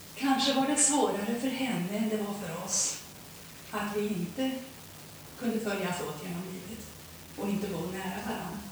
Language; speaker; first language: Swedish; early bilingual, heritage; Swedish